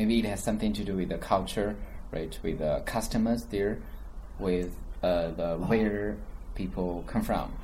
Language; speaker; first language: English; non-native, fluent; Chinese